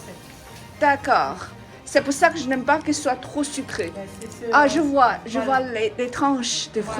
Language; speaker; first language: French; non-native, learner; Chinese